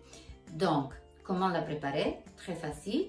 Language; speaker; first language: French; non-native, fluent; Italian